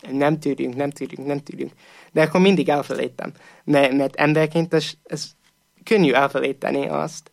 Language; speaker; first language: Hungarian; non-native, fluent; English